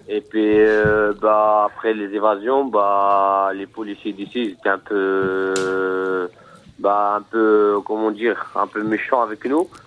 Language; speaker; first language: French; non-native, local second language; Arabic